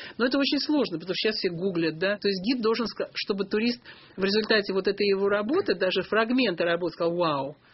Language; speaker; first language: Russian; native; Russian